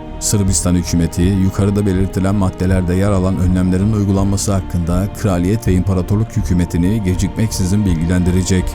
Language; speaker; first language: Turkish; native; Turkish